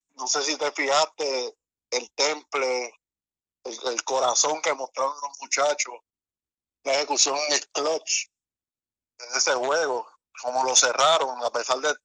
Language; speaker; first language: Spanish; native; Spanish